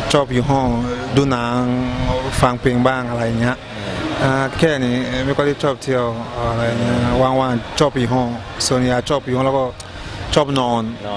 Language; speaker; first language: Thai; non-native, learner; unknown